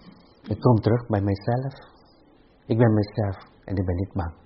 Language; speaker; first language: Dutch; non-native, fluent; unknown